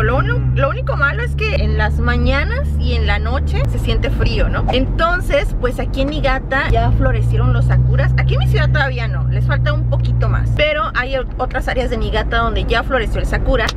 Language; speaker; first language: Spanish; native; Spanish